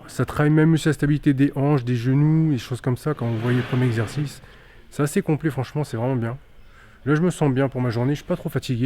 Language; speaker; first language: French; native; French